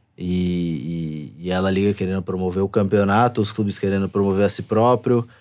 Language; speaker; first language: Portuguese; native; Portuguese